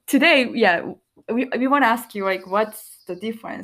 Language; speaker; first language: English; non-native, fluent; Japanese